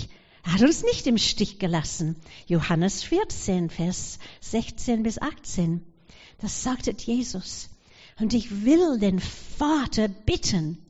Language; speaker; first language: German; non-native, fluent; English